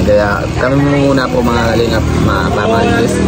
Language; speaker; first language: Filipino; non-native, learner; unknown